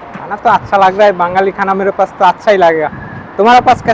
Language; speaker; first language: Hindi; non-native, learner; Bangla